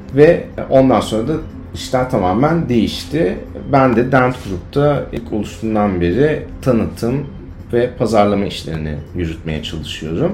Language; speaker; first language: Turkish; early bilingual, other home language; German